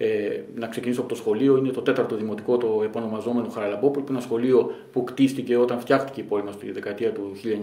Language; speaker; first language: Greek; native; Greek